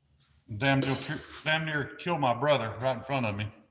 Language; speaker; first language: English; native; English